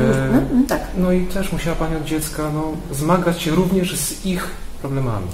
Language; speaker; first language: Polish; native; Polish